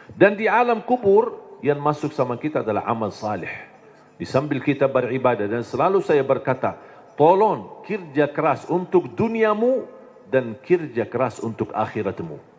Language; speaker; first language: Indonesian; non-native, fluent; Arabic